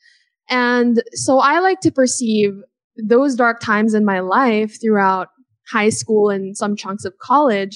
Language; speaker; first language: English; native; English